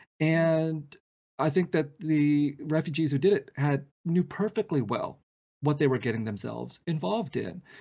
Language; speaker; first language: English; early bilingual, other home language; Vietnamese